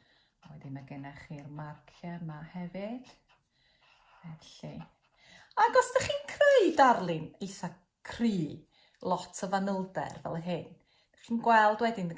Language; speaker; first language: Welsh; native; Welsh